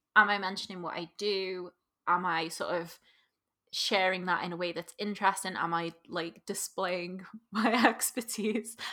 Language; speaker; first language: English; native; English